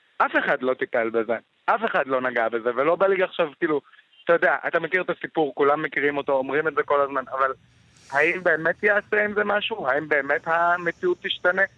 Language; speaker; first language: Hebrew; non-native, local second language; Arabic